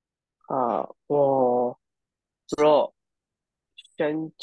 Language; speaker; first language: Chinese; non-native, learner; Burmese